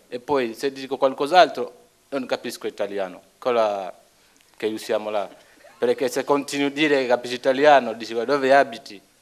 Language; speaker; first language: Italian; non-native, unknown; Luo (Kenya and Tanzania)